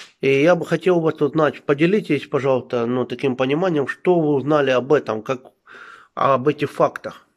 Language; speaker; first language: Russian; native; Russian